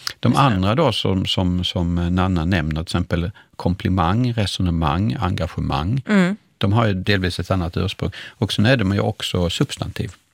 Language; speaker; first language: Swedish; native; Swedish